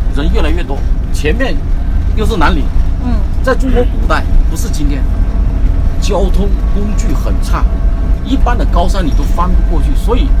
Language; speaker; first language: Chinese; native; Chinese